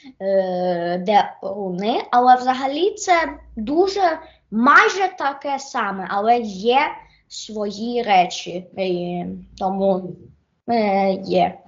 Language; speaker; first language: Ukrainian; early bilingual, heritage; Ukrainian